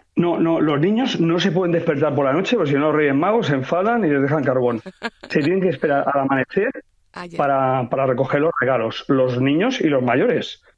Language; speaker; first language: Spanish; native; Spanish